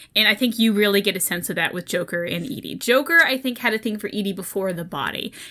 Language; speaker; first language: English; native; English